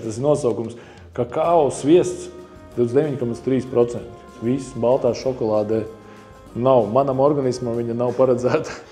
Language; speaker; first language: Latvian; native; Latvian